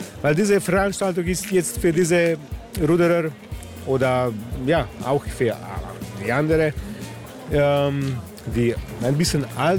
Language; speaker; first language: German; non-native, learner; Slovenian